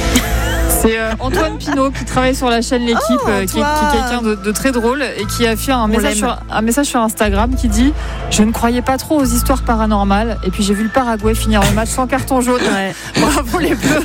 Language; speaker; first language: French; native; French